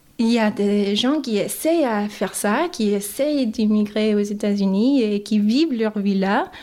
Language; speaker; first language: French; non-native, fluent; English